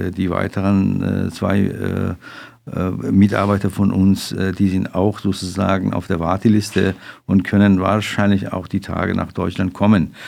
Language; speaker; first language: German; non-native, fluent; Persian